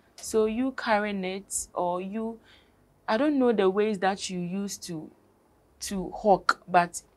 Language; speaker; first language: English; non-native, local second language; Akan